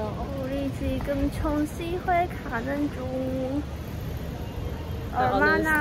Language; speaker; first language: Korean; non-native, learner; Chinese